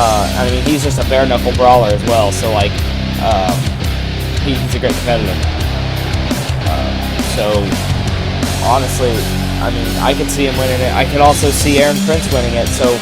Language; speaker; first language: English; native; English